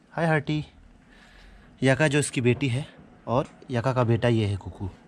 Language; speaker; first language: Hindi; non-native, local second language; Adi